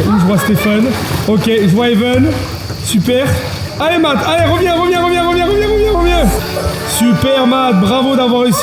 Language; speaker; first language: French; native; French